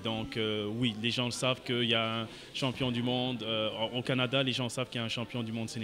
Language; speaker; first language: French; non-native, local second language; Wolof